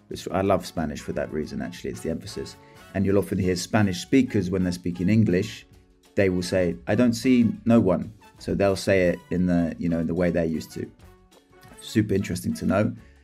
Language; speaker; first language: English; native; English